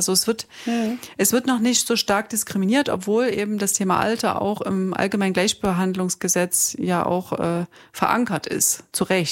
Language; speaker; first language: German; native; German